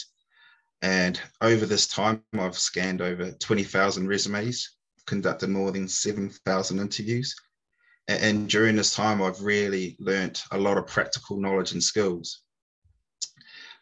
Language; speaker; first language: English; native; English